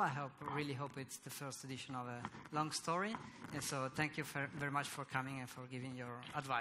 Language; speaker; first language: English; non-native, fluent; Italian